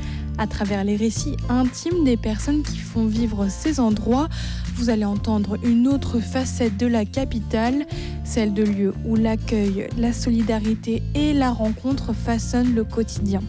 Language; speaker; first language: French; native; French